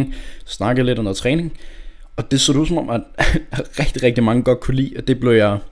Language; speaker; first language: Danish; native; Danish